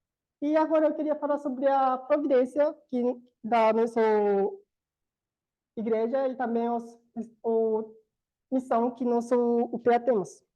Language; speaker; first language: Portuguese; non-native, learner; Korean